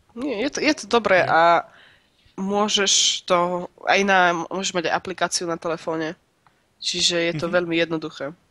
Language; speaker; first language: Slovak; native; Slovak